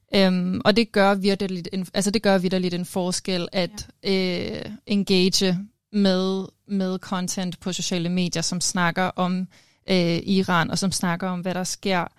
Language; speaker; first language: Danish; native; Danish